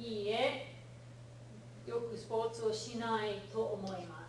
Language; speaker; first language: Japanese; non-native, fluent; English